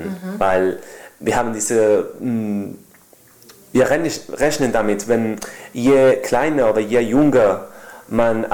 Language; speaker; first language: German; non-native, learner; Spanish